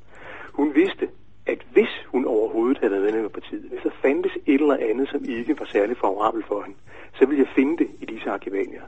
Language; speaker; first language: Danish; native; Danish